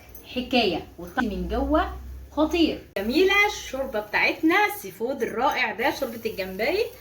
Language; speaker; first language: Arabic; native; Arabic